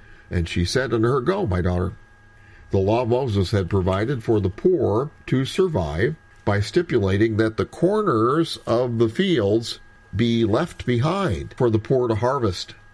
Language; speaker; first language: English; native; English